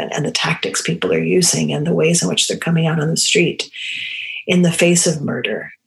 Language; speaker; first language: English; early bilingual, other home language; Romany